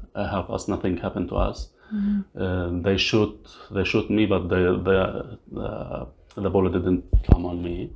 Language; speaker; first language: English; non-native, learner; Arabic